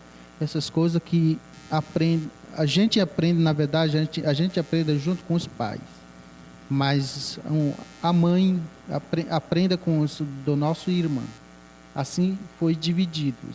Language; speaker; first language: Portuguese; non-native, local second language; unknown